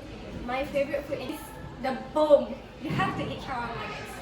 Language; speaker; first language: English; non-native, local second language; Malay